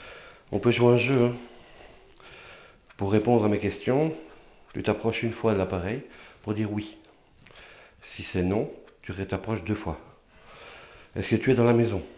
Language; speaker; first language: French; native; French